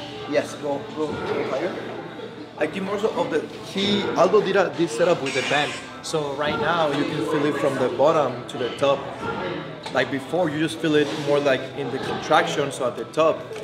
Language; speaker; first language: English; non-native, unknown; Spanish